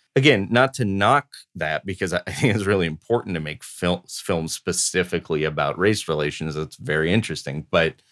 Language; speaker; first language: English; native; English